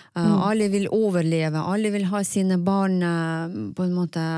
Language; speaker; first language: Norwegian; non-native, fluent; Russian